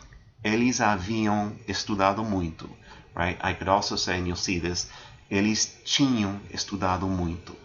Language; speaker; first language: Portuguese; non-native, fluent; English